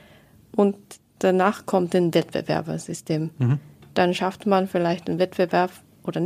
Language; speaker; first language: German; non-native, learner; Japanese